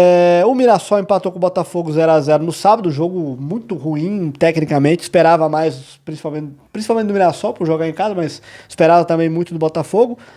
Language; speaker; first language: Portuguese; native; Portuguese